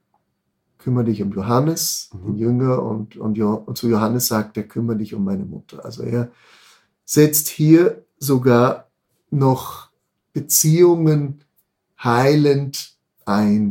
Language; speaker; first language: German; native; German